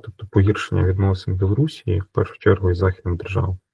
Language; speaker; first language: Ukrainian; native; Ukrainian